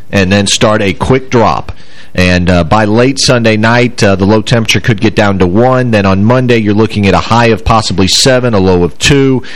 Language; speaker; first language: English; native; English